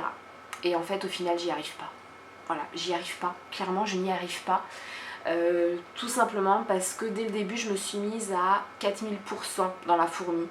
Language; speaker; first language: French; native; French